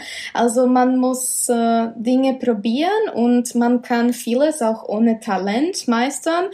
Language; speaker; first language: German; non-native, fluent; Czech